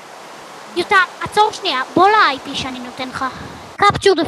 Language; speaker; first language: Hebrew; native; Hebrew